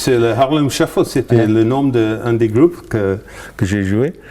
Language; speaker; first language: French; non-native, fluent; English